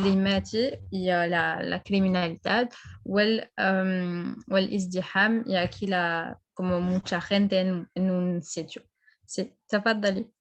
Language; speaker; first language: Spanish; non-native, fluent; French